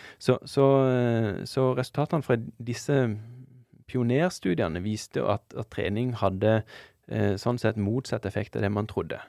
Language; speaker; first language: Norwegian; native; Norwegian